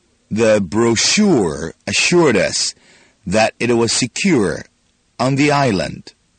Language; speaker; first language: English; non-native, fluent; Chinese